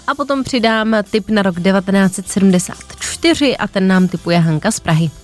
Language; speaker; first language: Czech; native; Czech